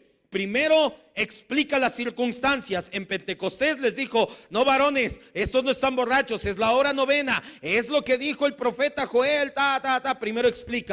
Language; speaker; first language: Spanish; native; Spanish